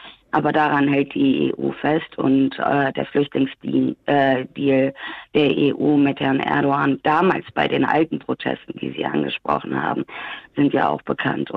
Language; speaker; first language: German; early bilingual, other home language; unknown